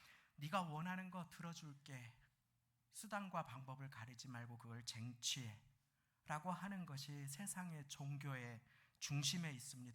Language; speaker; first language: Korean; native; Korean